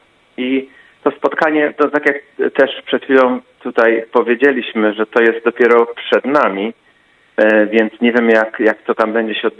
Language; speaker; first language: Polish; native; Polish